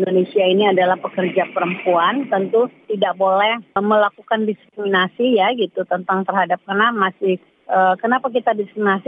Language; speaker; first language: Indonesian; native; Indonesian